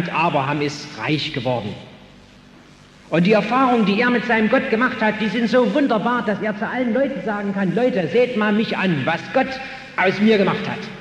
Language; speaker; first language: German; native; German